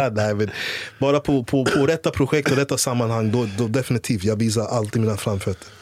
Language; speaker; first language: Swedish; early bilingual, other home language; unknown